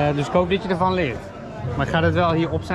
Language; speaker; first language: Dutch; native; Dutch